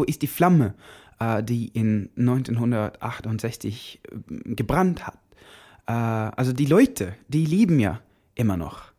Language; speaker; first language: German; non-native, learner; Norwegian